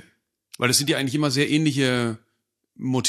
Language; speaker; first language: German; native; German